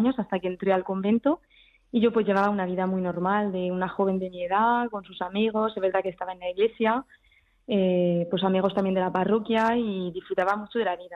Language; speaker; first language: Spanish; early bilingual, heritage; French